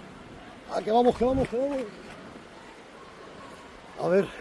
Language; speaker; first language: Spanish; native; Spanish